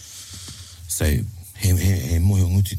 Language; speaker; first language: Māori; non-native, local second language; English